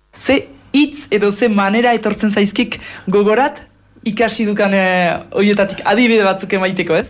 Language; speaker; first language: Basque; native; Basque